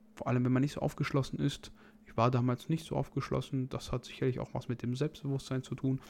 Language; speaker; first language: German; native; German